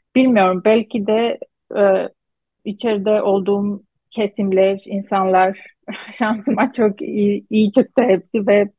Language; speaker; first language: Turkish; non-native, fluent; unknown